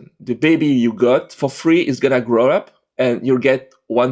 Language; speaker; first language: English; non-native, fluent; French